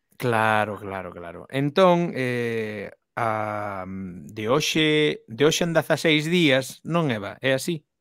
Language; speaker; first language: Galician; native; Galician